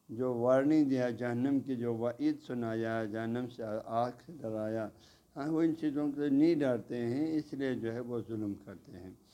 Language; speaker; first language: Urdu; non-native, local second language; Balti